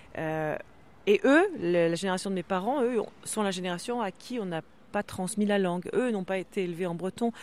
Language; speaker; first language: French; non-native, local second language; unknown